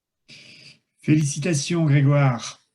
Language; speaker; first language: French; native; French